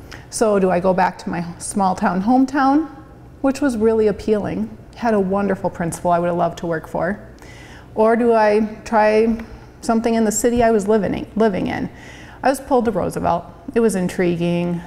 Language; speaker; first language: English; native; English